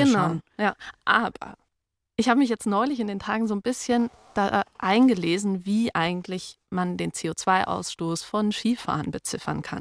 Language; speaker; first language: German; native; German